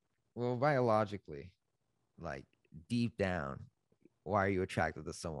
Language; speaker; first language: English; native; English